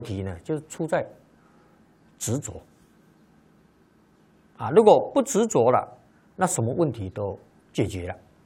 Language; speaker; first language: Chinese; native; Chinese